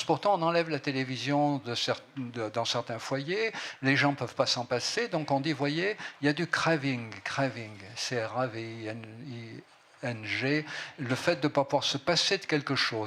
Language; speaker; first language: French; native; French